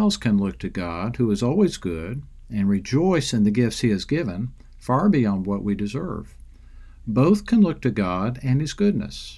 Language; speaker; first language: English; native; English